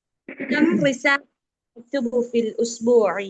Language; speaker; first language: Arabic; non-native, learner; Tamil